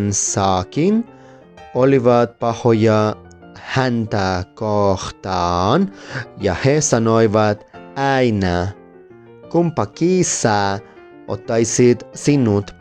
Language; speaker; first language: Finnish; non-native, learner; Spanish